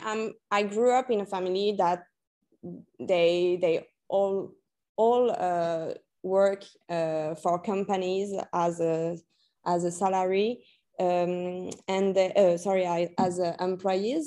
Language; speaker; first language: English; non-native, learner; French